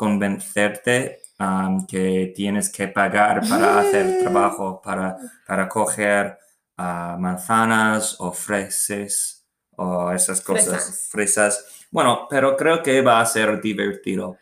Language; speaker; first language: Spanish; non-native, learner; English